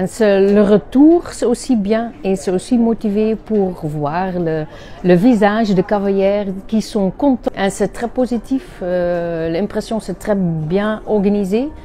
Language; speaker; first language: French; non-native, learner; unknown